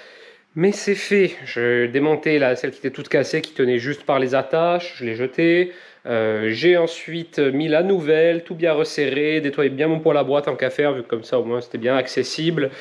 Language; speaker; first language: French; native; French